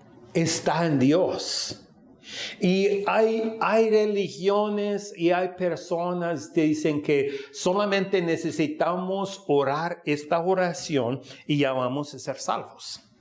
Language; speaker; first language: Spanish; non-native, fluent; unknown